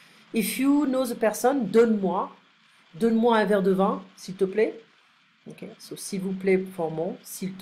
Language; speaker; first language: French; non-native, fluent; English